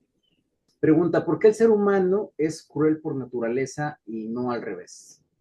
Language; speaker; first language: Spanish; native; Spanish